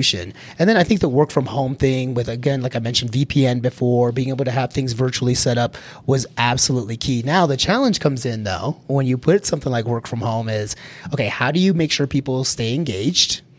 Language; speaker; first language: English; early bilingual, other home language; Spanish